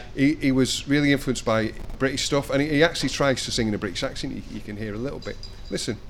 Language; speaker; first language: English; native; English